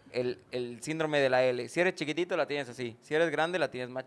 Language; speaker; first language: Spanish; native; Spanish